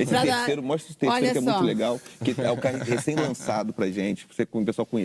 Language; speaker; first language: Portuguese; native; Portuguese